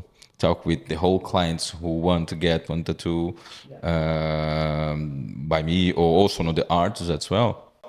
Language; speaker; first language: English; non-native, fluent; Portuguese